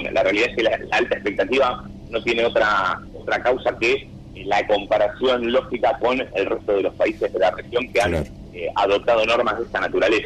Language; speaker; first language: Spanish; native; Spanish